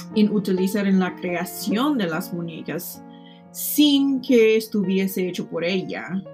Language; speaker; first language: Spanish; non-native, fluent; English